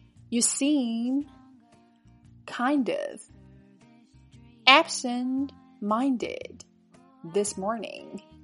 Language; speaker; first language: English; non-native, fluent; Chinese